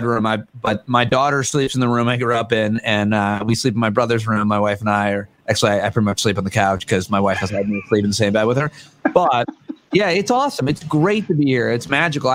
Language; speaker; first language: English; native; English